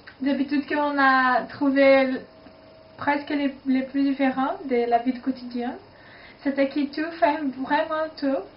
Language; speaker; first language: French; non-native, fluent; Portuguese